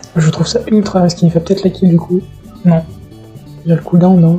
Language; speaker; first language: French; native; French